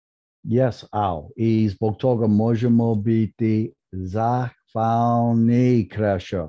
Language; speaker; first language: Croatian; early bilingual, heritage; English